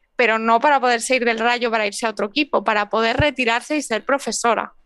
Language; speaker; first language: Spanish; native; Spanish